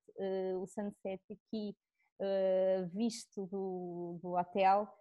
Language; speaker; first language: Portuguese; native; Portuguese